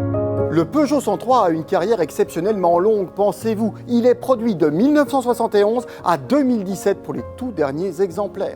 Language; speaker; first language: French; native; French